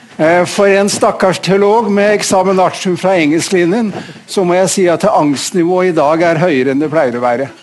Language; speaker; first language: Norwegian; native; Norwegian